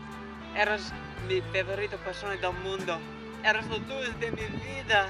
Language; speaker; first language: Spanish; non-native, learner; English